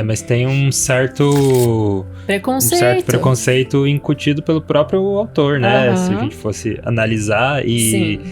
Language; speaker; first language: Portuguese; native; Portuguese